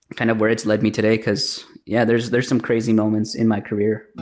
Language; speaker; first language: English; early bilingual, other home language; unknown